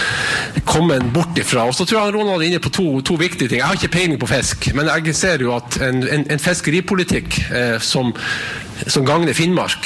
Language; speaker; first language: Norwegian; native; Norwegian